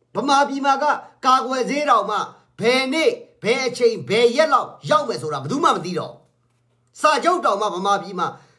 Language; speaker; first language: Burmese; non-native, local second language; Kachin